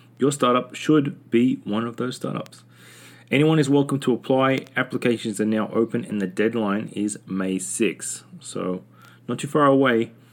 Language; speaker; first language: English; native; English